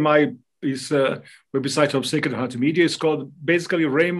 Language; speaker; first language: English; non-native, fluent; Portuguese